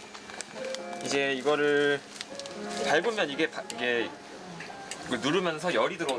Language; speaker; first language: Korean; native; Korean